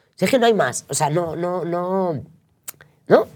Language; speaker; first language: Spanish; non-native, local second language; Catalan